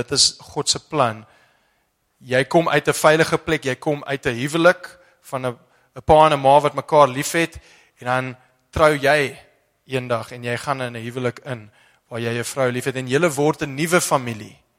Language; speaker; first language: Afrikaans; non-native, fluent; English